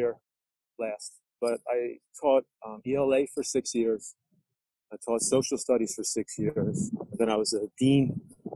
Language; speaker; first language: English; native; English